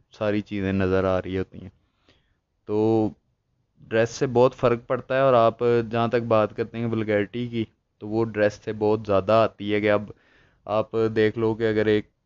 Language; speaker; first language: Urdu; native; Urdu